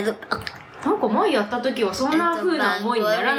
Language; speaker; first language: Japanese; native; Japanese